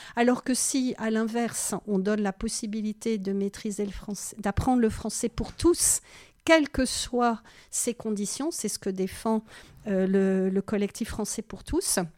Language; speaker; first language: French; native; French